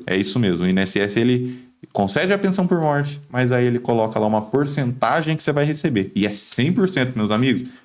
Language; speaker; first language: Portuguese; native; Portuguese